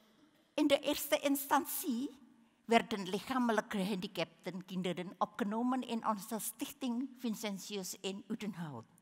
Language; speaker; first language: Dutch; non-native, learner; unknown